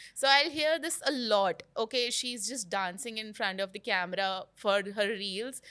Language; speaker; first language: English; non-native, local second language; Hindi